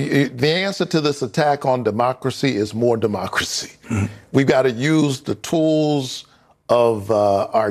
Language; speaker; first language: English; native; English